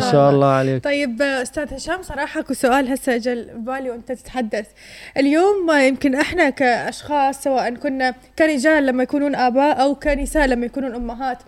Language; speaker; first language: Arabic; native; Arabic